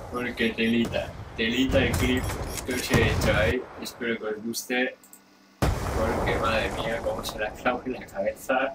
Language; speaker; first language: Spanish; native; Spanish